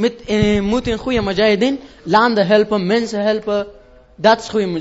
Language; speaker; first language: Dutch; non-native, learner; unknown